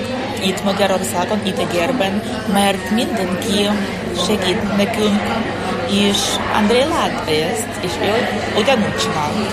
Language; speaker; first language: Hungarian; non-native, learner; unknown